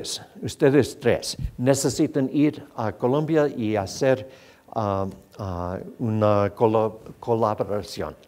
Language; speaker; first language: Spanish; non-native, fluent; English